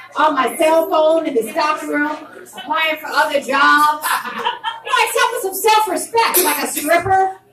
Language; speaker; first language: English; native; English